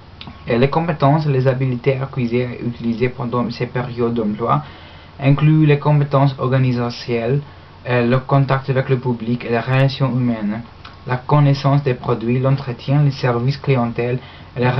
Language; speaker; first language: French; non-native, learner; English